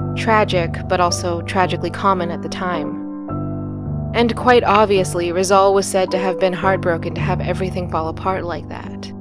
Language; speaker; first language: English; early bilingual, other home language; Filipino